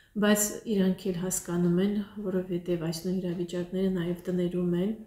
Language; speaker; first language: Armenian; native; Armenian